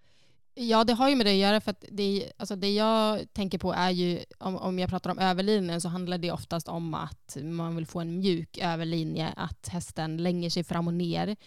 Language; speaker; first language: Swedish; native; Swedish